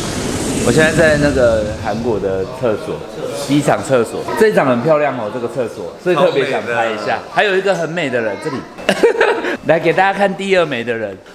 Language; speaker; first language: Chinese; native; Chinese